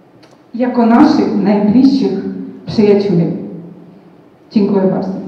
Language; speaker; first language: Polish; non-native, fluent; Ukrainian